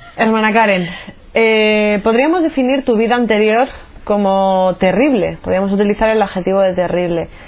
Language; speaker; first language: Spanish; native; Spanish